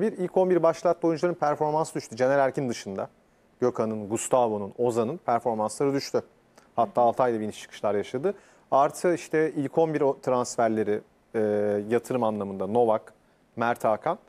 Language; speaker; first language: Turkish; native; Turkish